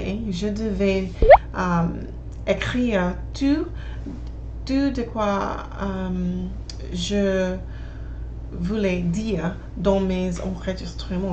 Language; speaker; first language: French; non-native, learner; English